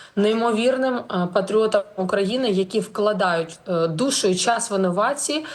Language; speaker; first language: Ukrainian; native; Ukrainian